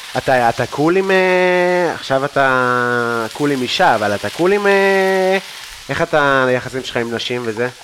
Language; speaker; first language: Hebrew; native; Hebrew